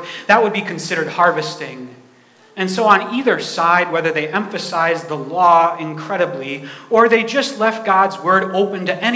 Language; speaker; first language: English; native; English